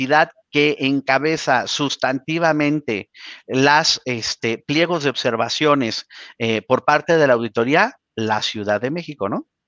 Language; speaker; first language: Spanish; native; Spanish